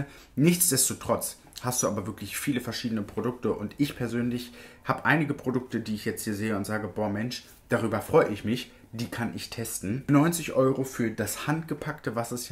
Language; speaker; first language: German; native; German